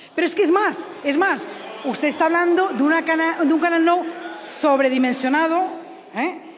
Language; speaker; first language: Spanish; native; Spanish